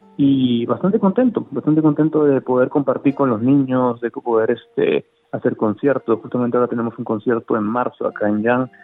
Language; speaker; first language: Spanish; native; Spanish